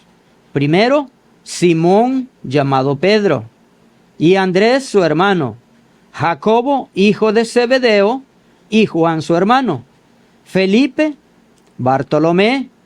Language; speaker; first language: Spanish; native; Spanish